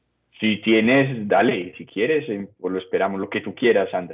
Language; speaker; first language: Spanish; native; Spanish